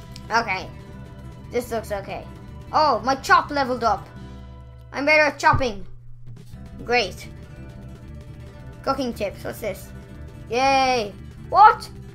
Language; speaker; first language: English; native; English